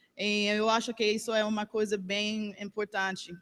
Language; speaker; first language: Portuguese; non-native, learner; English